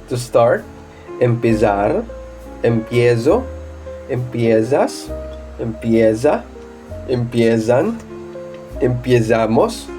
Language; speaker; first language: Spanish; non-native, learner; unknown